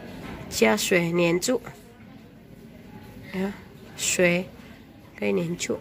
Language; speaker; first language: Chinese; non-native, fluent; Indonesian